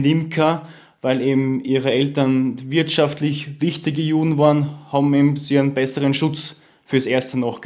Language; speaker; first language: German; native; German